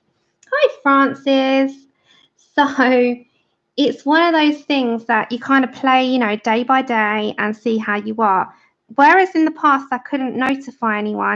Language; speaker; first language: English; native; English